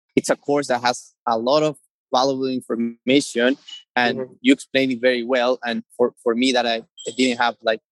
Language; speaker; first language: English; non-native, fluent; Spanish